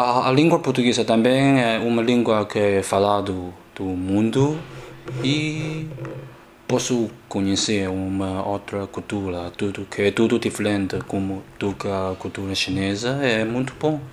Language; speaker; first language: Portuguese; non-native, learner; Chinese